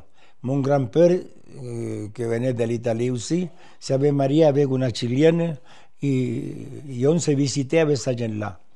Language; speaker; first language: French; non-native, fluent; Spanish